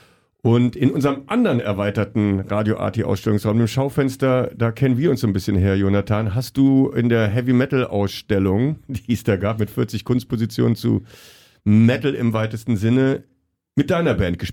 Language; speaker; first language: German; native; German